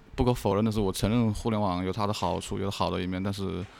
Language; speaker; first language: Chinese; native; Chinese